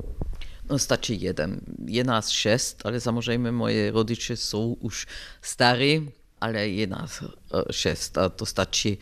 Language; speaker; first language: Czech; non-native, fluent; German